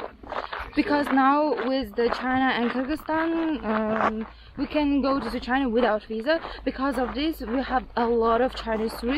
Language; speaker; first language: English; non-native, learner; Kazakh